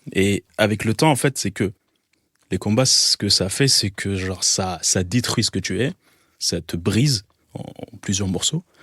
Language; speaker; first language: French; non-native, local second language; Arabic